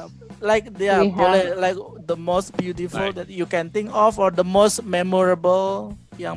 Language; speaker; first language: English; non-native, fluent; Indonesian